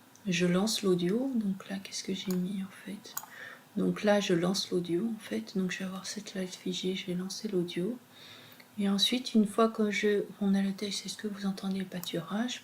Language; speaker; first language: French; native; French